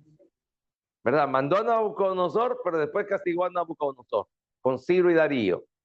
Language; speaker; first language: Spanish; native; Spanish